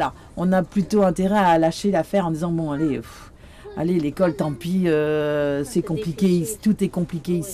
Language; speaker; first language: French; native; French